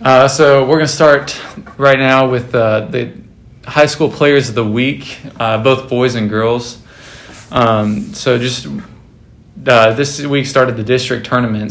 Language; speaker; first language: English; native; English